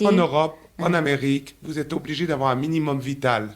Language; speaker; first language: French; native; French